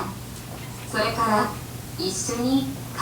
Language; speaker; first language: Japanese; non-native, learner; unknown